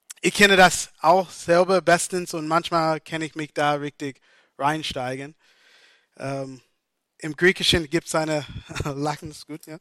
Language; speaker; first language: German; non-native, fluent; English